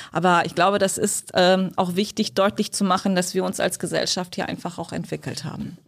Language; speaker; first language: German; early bilingual, other home language; Turkish